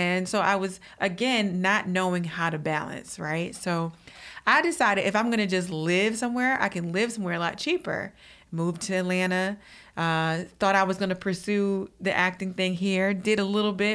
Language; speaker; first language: English; native; English